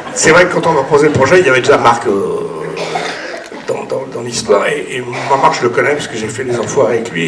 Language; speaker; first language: French; native; French